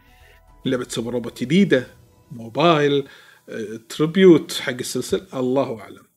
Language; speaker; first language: Arabic; native; Arabic